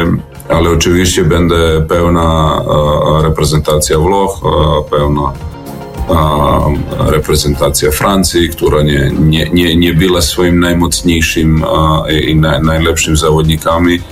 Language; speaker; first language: Polish; non-native, fluent; Serbian